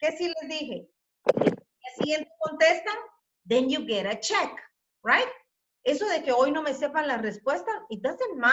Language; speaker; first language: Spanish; native; Spanish